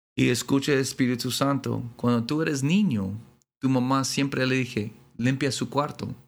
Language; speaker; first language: Spanish; non-native, learner; English